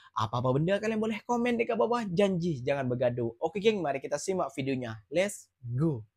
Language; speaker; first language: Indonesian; native; Indonesian